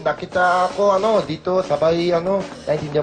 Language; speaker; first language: Filipino; non-native, learner; Korean